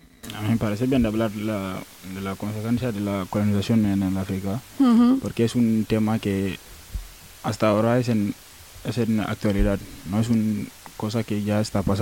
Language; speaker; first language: Spanish; non-native, learner; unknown